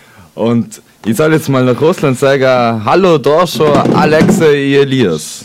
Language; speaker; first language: German; native; German